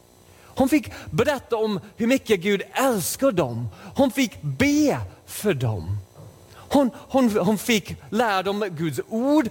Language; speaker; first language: Swedish; non-native, fluent; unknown